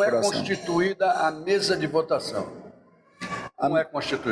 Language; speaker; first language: Portuguese; native; Portuguese